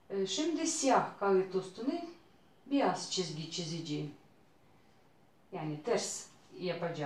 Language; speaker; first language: Turkish; non-native, learner; Russian